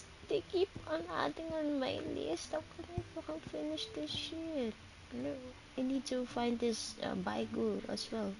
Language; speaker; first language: English; non-native, local second language; Filipino